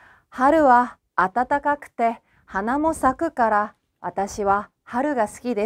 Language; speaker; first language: Japanese; non-native, fluent; Korean